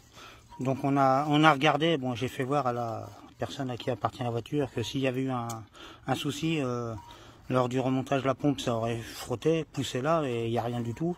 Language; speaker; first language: French; native; French